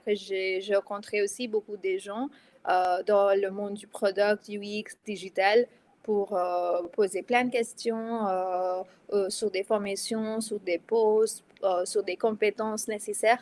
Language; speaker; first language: French; non-native, fluent; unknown